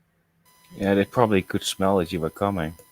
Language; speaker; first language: English; native; English